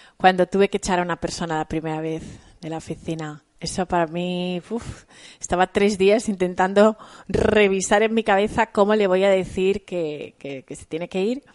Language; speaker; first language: Spanish; native; Spanish